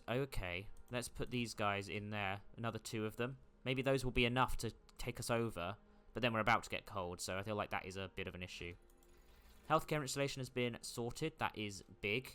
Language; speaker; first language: English; native; English